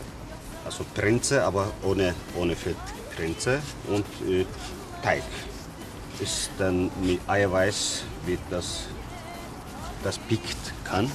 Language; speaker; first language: German; non-native, learner; Turkish